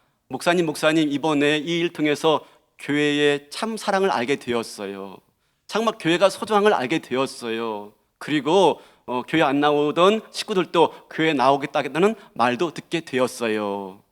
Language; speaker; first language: Korean; native; Korean